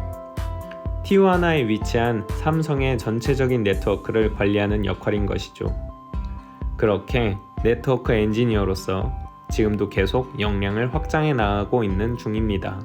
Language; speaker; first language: Korean; native; Korean